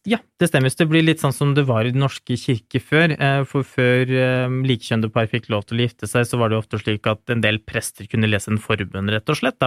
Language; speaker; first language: Norwegian; early bilingual, other home language; Urdu